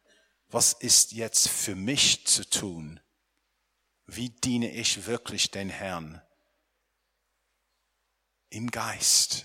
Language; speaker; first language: German; non-native, fluent; English